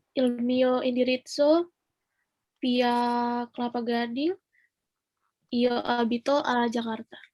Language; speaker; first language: Italian; non-native, learner; Indonesian